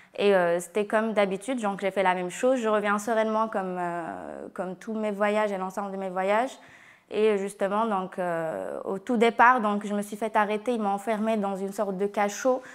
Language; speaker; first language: French; non-native, local second language; Arabic